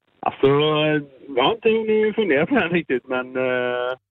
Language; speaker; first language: Swedish; native; Swedish